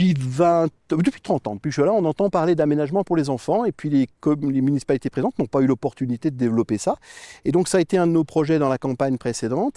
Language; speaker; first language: French; native; French